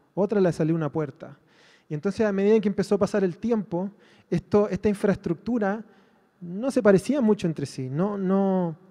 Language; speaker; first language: Spanish; native; Spanish